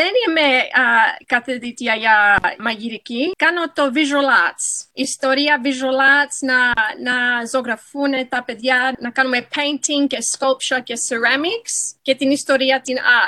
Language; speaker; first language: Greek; early bilingual, heritage; English